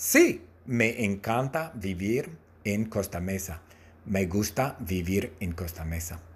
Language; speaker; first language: Spanish; non-native, learner; English